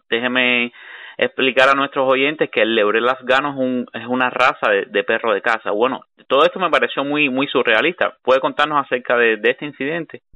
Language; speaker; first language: Spanish; native; Spanish